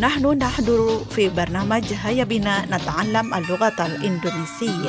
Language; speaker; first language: Arabic; non-native, fluent; Indonesian